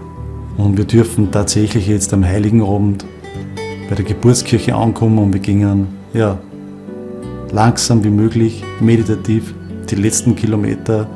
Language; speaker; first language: German; native; German